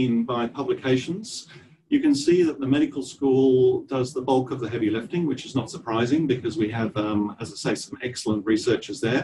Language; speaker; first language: English; native; English